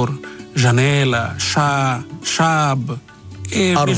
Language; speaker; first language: Portuguese; non-native, learner; Bangla